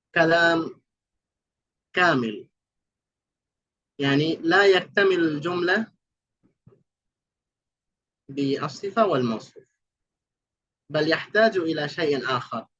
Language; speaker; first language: Arabic; non-native, fluent; Bangla